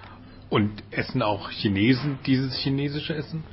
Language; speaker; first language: German; native; German